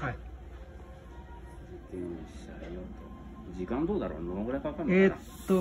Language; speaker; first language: Japanese; native; Japanese